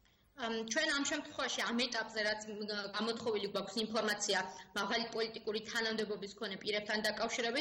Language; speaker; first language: Georgian; native; Georgian